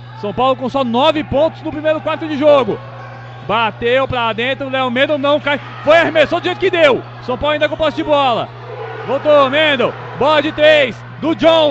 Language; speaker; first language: Portuguese; native; Portuguese